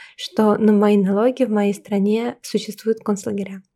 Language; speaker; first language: Russian; native; Russian